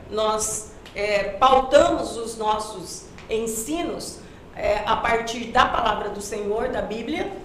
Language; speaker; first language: Portuguese; native; Portuguese